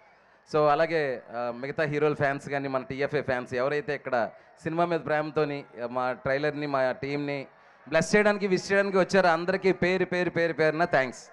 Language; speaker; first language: Telugu; native; Telugu